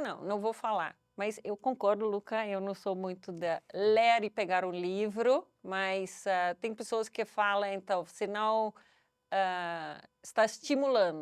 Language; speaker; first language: Portuguese; non-native, fluent; Dutch